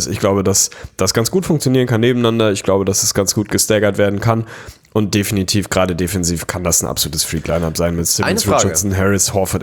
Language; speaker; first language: German; native; German